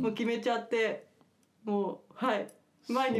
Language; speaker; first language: Japanese; native; Japanese